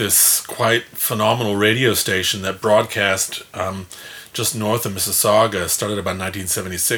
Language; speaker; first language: English; native; English